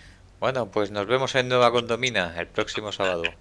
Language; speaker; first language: Spanish; native; Spanish